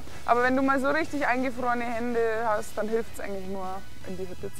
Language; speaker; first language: German; native; German